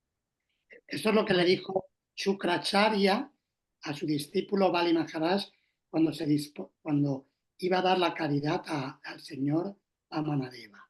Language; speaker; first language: Spanish; native; Spanish